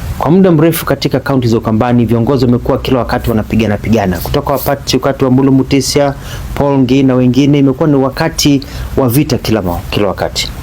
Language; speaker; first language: Swahili; non-native, local second language; Kamba